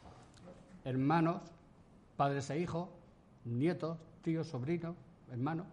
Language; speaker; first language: Spanish; native; Spanish